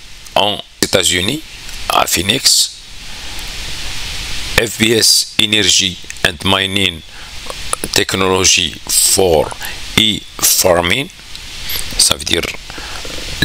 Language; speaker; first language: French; non-native, local second language; Arabic